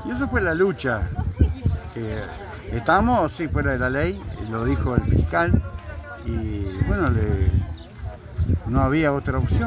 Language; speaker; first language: Spanish; native; Spanish